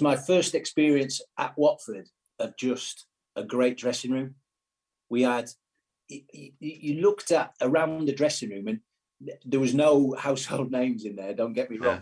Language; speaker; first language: English; native; English